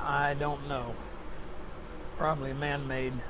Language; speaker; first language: English; native; English